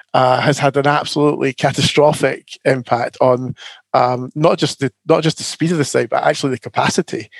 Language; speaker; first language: English; native; English